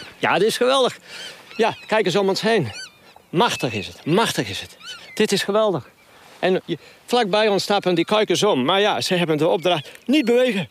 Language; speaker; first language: Dutch; non-native, local second language; Western Frisian